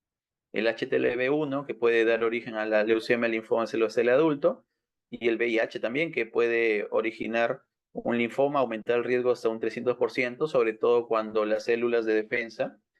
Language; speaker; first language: Spanish; native; Spanish